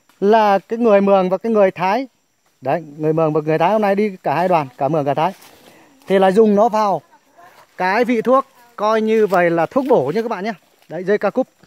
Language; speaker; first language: Vietnamese; non-native, local second language; Muong